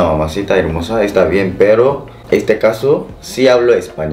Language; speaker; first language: Spanish; non-native, learner; Korean